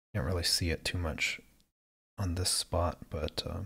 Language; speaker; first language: English; native; English